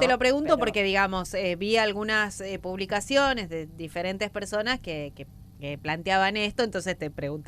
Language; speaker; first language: Spanish; native; Spanish